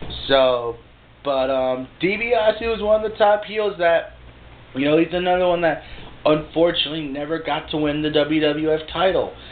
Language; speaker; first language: English; native; English